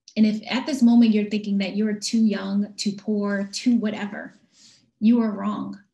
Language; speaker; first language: English; native; English